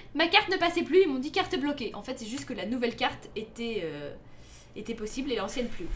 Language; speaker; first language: French; native; French